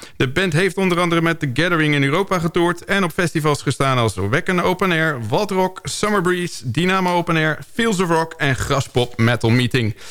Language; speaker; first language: Dutch; native; Dutch